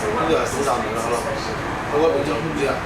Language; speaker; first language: Chinese; native; Chinese